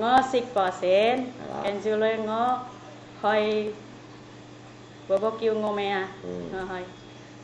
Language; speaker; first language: Cantonese; non-native, learner; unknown